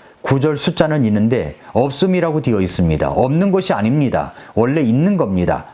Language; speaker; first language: Korean; native; Korean